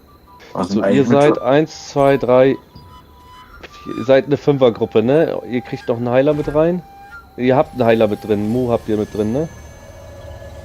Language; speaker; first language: German; native; German